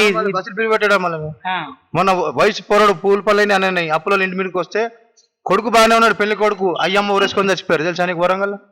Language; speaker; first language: Telugu; native; Telugu